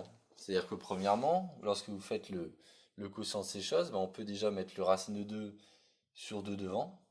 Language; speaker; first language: French; native; French